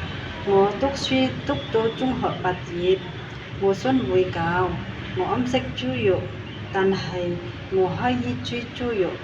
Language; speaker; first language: Cantonese; non-native, learner; Indonesian